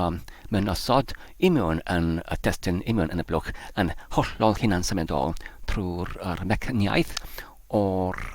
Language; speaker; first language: Welsh; non-native, fluent; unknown